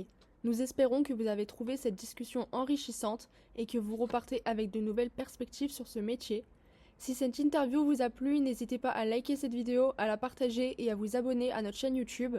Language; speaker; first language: French; native; French